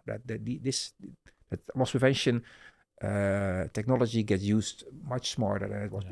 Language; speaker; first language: English; non-native, fluent; Dutch